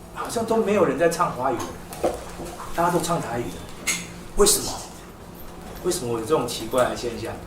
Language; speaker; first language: Chinese; non-native, local second language; Min Nan Chinese